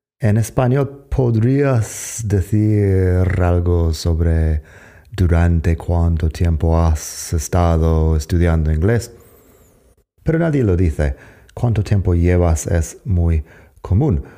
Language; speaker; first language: Spanish; non-native, fluent; English